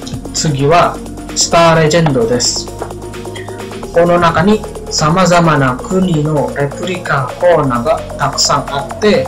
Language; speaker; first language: Japanese; non-native, learner; Indonesian